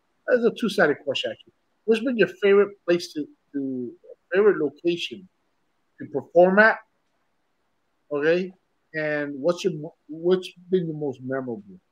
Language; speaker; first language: English; early bilingual, other home language; Spanish